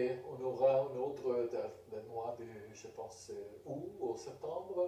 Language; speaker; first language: French; non-native, fluent; Spanish